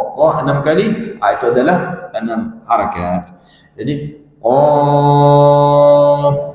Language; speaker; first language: Malay; non-native, fluent; Arabic